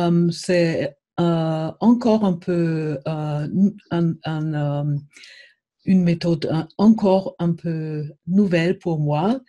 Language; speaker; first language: French; non-native, fluent; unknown